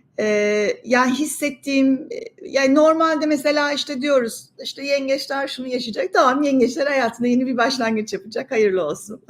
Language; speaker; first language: Turkish; native; Turkish